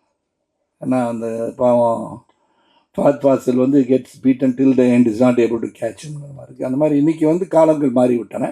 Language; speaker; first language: Tamil; native; Tamil